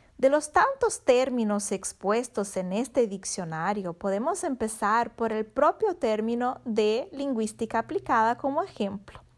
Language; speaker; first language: Spanish; non-native, fluent; Portuguese